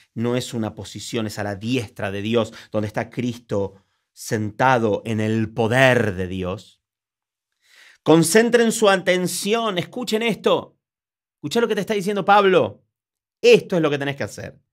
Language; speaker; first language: Spanish; native; Spanish